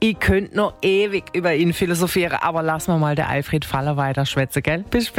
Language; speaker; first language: German; native; German